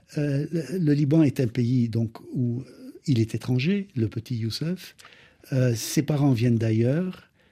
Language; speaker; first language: French; native; French